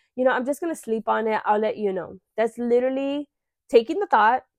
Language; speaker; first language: English; early bilingual, other home language; Spanish